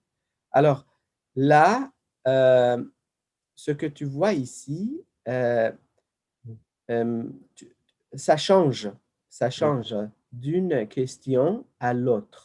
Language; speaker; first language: French; non-native, fluent; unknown